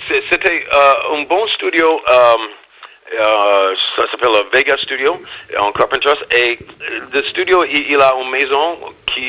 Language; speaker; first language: French; non-native, learner; English